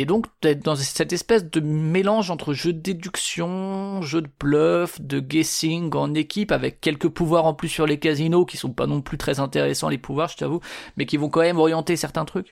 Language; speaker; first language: French; native; French